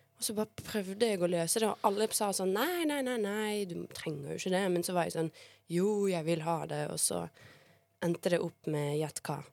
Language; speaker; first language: Norwegian; early bilingual, other home language; Bosnian